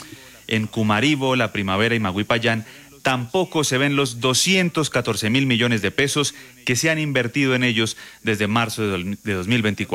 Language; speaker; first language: Spanish; native; Spanish